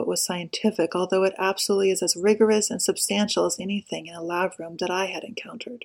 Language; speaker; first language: English; native; English